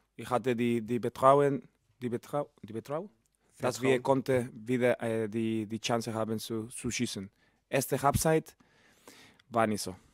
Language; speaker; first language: German; non-native, learner; Spanish